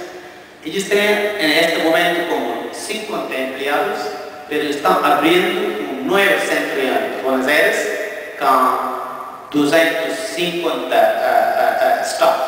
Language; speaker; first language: Spanish; non-native, fluent; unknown